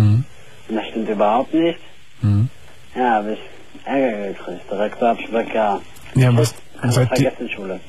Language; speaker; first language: German; early bilingual, other home language; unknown